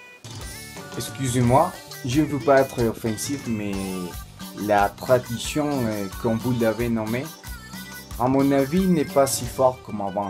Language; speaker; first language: French; non-native, learner; Spanish